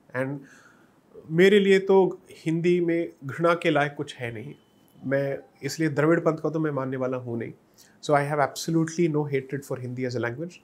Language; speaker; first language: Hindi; non-native, local second language; Tamil